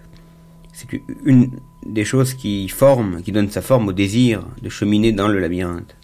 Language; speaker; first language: French; native; French